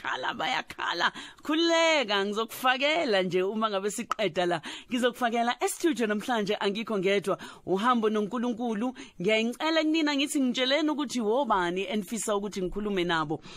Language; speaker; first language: Zulu; native; Zulu